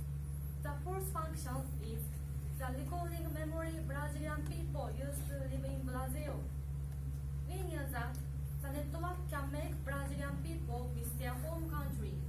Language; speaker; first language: English; non-native, learner; Japanese